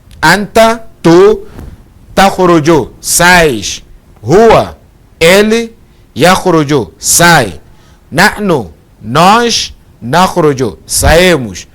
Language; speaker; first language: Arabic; non-native, fluent; Portuguese